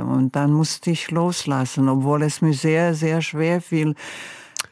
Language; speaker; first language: German; non-native, fluent; Croatian